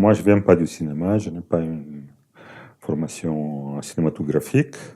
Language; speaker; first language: French; non-native, fluent; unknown